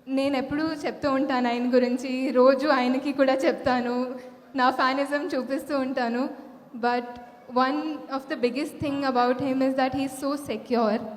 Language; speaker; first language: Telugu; non-native, fluent; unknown